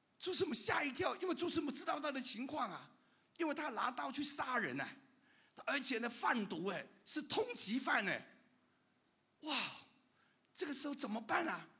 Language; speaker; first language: Chinese; non-native, local second language; Cantonese